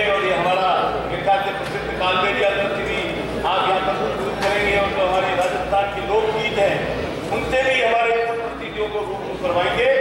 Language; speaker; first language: Hindi; native; Hindi